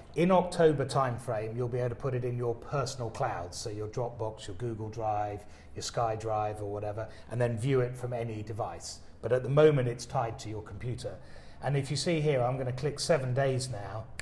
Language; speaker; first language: English; native; English